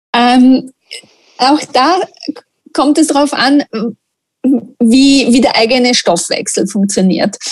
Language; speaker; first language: German; non-native, fluent; Italian